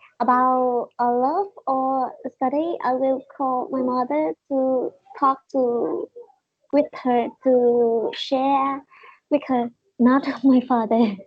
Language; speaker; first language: English; non-native, learner; Vietnamese